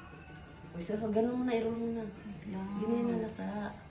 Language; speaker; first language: Filipino; native; Filipino